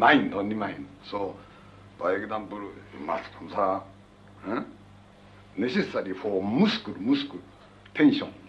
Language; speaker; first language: English; non-native, learner; Japanese